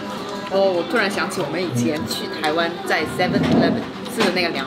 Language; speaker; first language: Chinese; non-native, fluent; Korean